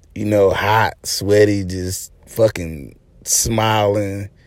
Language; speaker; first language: English; native; English